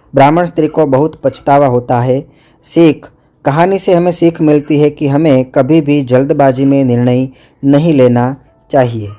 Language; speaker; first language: Hindi; non-native, local second language; Gujarati